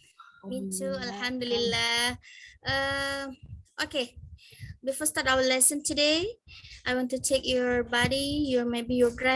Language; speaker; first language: English; non-native, fluent; Indonesian